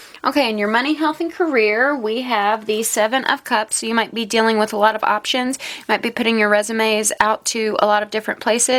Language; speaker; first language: English; native; English